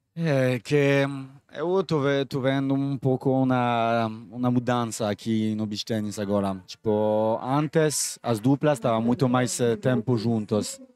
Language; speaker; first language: Portuguese; non-native, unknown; French